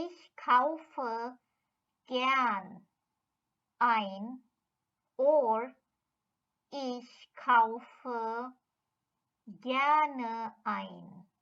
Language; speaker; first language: German; non-native, fluent; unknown